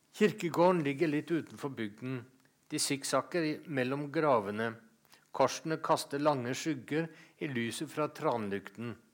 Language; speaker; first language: Norwegian; native; Norwegian